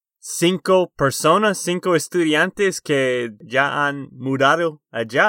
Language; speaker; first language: Spanish; non-native, fluent; English